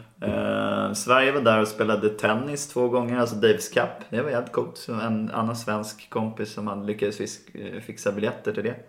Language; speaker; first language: Swedish; native; Swedish